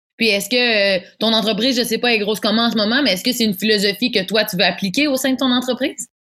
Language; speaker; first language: French; native; French